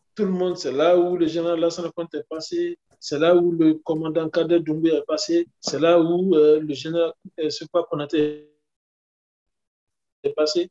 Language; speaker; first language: French; non-native, local second language; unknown